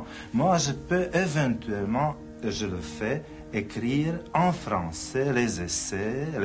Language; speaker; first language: French; non-native, fluent; Czech